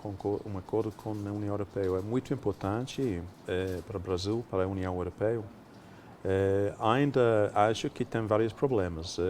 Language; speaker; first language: Portuguese; non-native, fluent; English